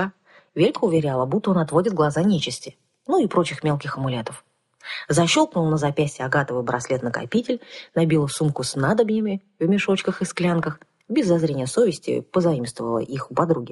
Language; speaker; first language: Russian; native; Russian